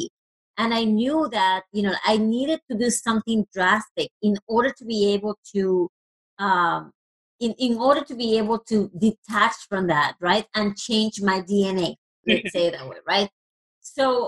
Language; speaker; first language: English; non-native, fluent; Spanish